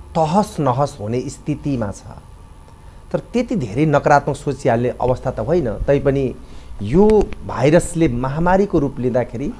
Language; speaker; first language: Nepali; native; Nepali